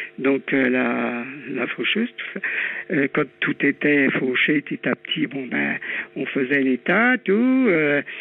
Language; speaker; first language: French; native; French